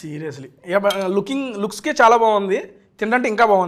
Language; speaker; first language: Telugu; native; Telugu